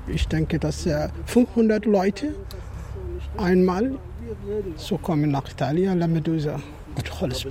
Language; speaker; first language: German; non-native, learner; Somali